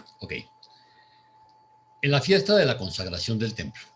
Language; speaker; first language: Spanish; native; Spanish